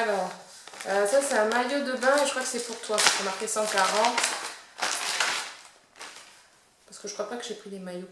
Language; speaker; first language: French; native; French